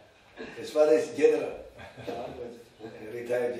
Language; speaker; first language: English; non-native, learner; Indonesian